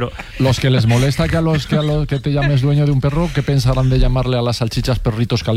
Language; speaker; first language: Spanish; native; Spanish